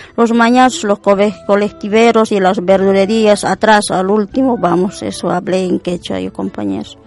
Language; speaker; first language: Spanish; non-native, local second language; Quechua